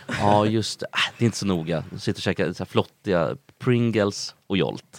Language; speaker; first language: Swedish; native; Swedish